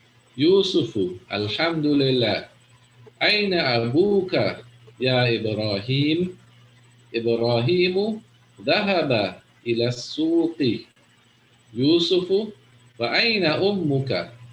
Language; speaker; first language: Arabic; non-native, fluent; English